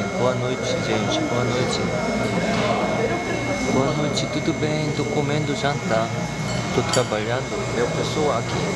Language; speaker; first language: Portuguese; non-native, learner; Korean